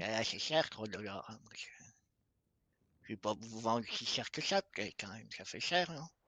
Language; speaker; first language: French; native; French